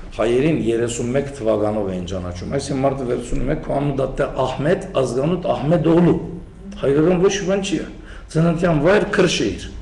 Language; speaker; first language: Armenian; early bilingual, heritage; Armenian